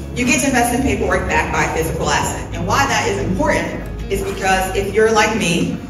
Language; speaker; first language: English; native; English